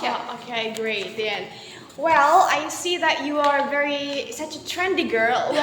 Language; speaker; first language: English; non-native, fluent; Indonesian